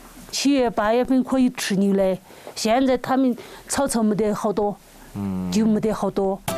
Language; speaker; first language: Chinese; non-native, local second language; Tibetan